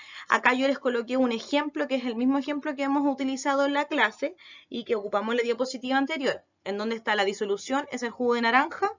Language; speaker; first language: Spanish; native; Spanish